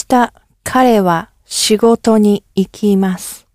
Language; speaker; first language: Japanese; non-native, learner; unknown